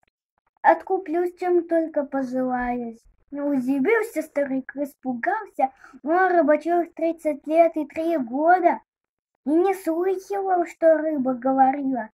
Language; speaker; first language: Russian; native; Russian